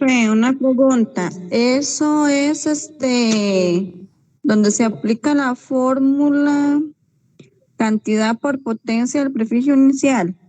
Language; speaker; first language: Spanish; native; Spanish